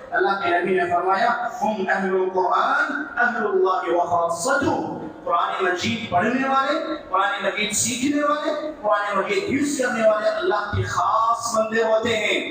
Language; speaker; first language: Urdu; native; Urdu